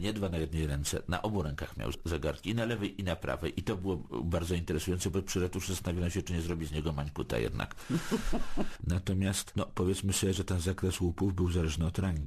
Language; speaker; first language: Polish; native; Polish